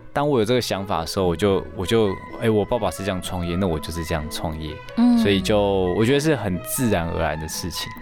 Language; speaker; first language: Chinese; native; Chinese